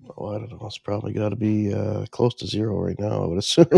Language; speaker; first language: English; native; English